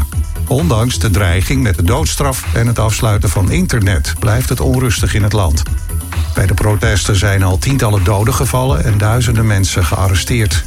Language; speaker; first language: Dutch; native; Dutch